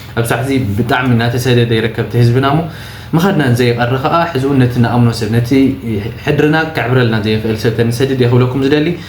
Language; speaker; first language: Tigrinya; native; Tigrinya